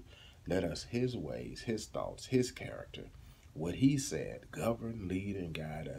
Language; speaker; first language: English; native; English